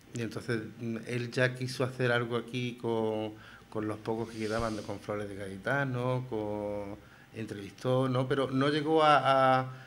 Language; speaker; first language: Spanish; native; Spanish